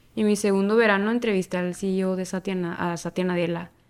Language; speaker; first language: Spanish; native; Spanish